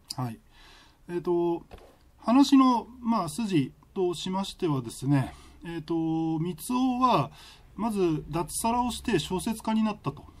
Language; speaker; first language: Japanese; native; Japanese